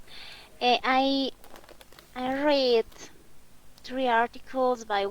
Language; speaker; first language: English; non-native, learner; Spanish